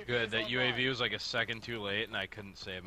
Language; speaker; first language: English; native; English